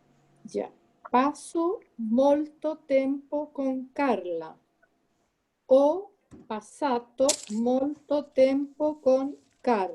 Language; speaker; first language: Italian; non-native, learner; Spanish